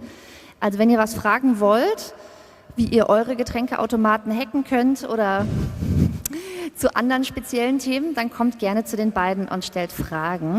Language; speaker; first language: German; native; German